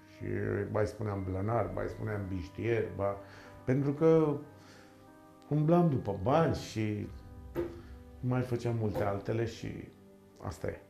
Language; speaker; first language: Romanian; native; Romanian